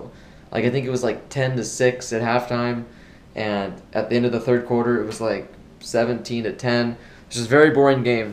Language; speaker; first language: English; native; English